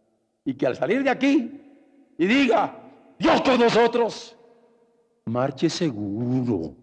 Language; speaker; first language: Spanish; native; Spanish